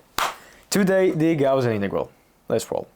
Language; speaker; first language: English; non-native, fluent; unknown